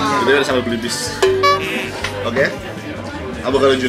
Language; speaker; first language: Japanese; non-native, fluent; Indonesian